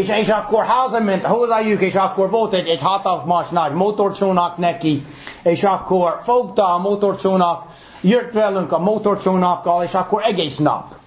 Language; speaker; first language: Hungarian; early bilingual, heritage; English